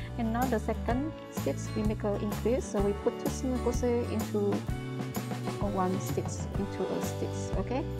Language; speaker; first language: English; non-native, learner; Indonesian